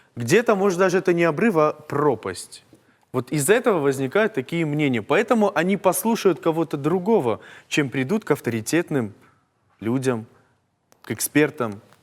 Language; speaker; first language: Russian; native; Russian